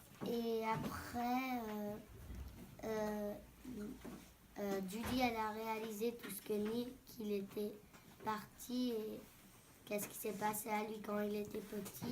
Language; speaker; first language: French; non-native, learner; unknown